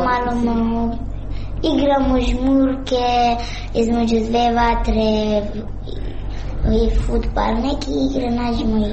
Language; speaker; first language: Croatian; non-native, learner; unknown